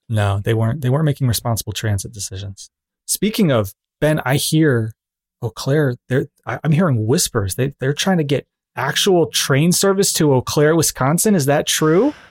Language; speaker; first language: English; native; English